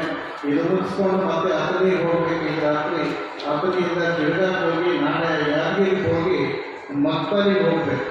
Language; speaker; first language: Kannada; native; Kannada